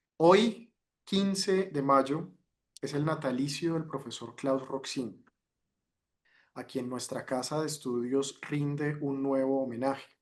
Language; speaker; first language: Spanish; native; Spanish